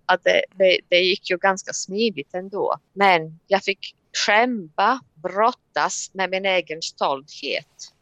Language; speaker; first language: Swedish; non-native, fluent; Latvian